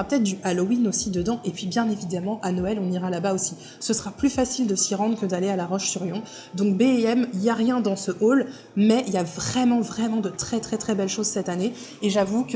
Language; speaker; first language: French; native; French